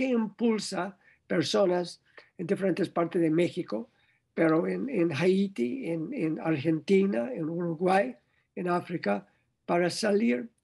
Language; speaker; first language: Spanish; non-native, learner; English